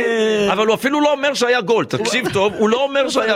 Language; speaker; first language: Hebrew; native; Hebrew